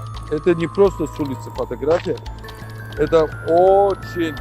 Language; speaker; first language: Russian; non-native, fluent; Azerbaijani